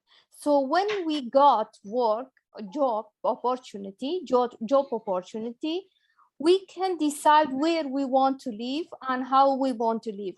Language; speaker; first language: English; non-native, fluent; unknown